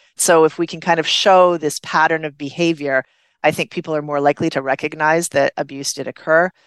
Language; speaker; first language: English; native; English